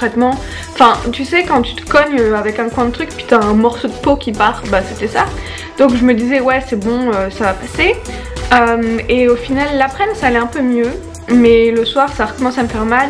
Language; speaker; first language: French; native; French